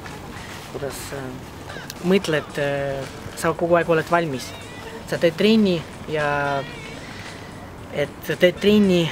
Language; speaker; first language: Estonian; non-native, local second language; Russian